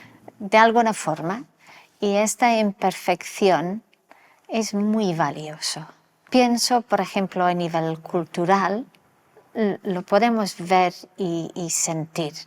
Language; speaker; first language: Spanish; non-native, local second language; English